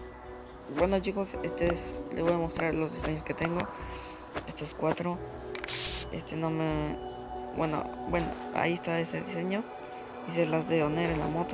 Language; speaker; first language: Spanish; native; Spanish